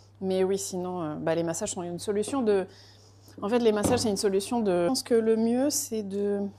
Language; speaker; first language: French; early bilingual, other home language; Portuguese